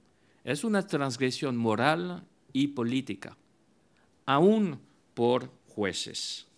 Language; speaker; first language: Spanish; non-native, fluent; French